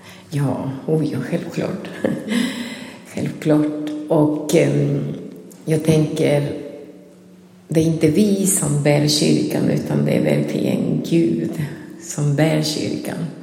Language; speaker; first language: Swedish; non-native, fluent; Spanish